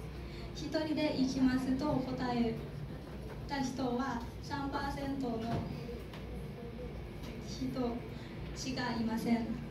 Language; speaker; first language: Japanese; non-native, learner; Thai